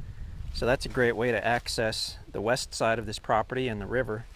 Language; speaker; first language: English; native; English